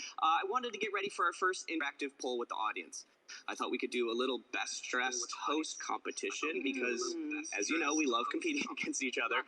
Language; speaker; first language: English; native; English